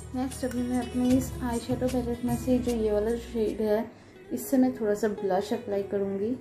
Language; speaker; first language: Hindi; non-native, local second language; Bangla